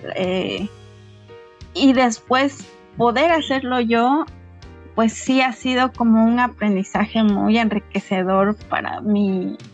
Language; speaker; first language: Spanish; non-native, local second language; Nahuatl languages